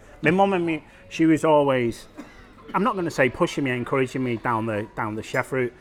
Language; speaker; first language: English; native; English